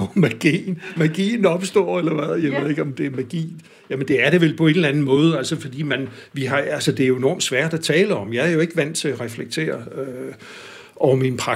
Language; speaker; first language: Danish; non-native, fluent; English